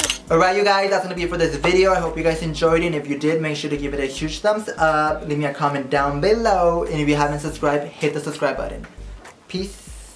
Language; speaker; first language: English; early bilingual, other home language; Spanish